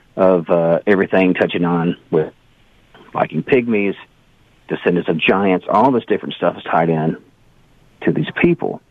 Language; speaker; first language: English; native; English